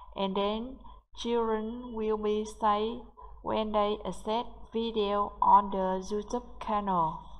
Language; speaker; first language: English; non-native, learner; Vietnamese